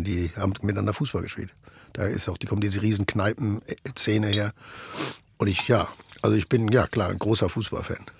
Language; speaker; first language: German; native; German